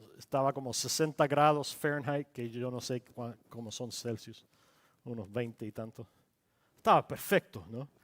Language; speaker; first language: Spanish; non-native, local second language; English